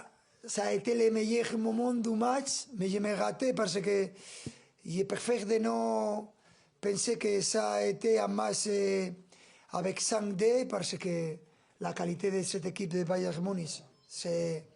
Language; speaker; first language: French; non-native, fluent; Spanish